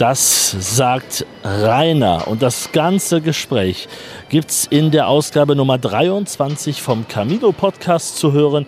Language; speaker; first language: German; native; German